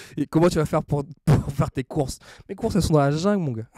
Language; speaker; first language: French; native; French